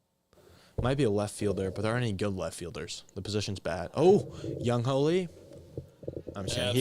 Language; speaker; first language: English; native; English